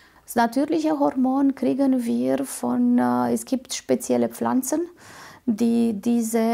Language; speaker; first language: German; non-native, fluent; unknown